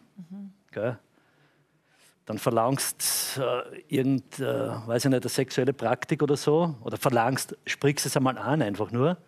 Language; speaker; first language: German; native; German